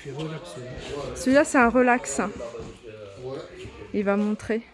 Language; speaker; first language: French; native; French